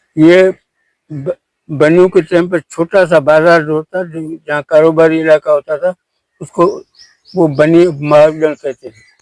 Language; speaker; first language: Urdu; non-native, local second language; Sindhi